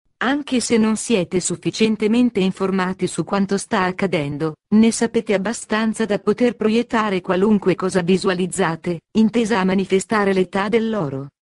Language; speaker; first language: Italian; native; Italian